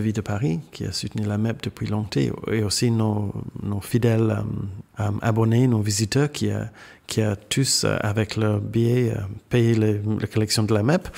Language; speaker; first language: French; non-native, fluent; English